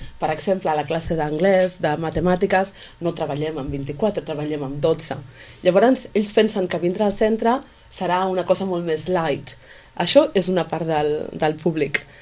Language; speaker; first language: Catalan; non-native, fluent; English